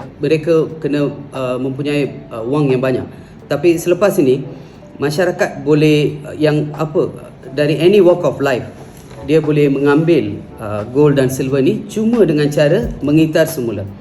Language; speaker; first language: Malay; non-native, local second language; Tamil